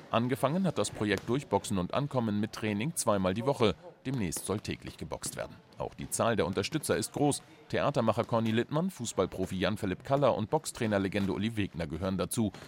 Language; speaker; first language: German; native; German